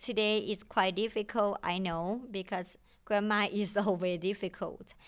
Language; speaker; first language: English; non-native, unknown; Thai